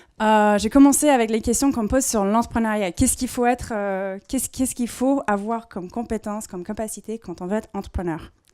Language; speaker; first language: French; non-native, fluent; English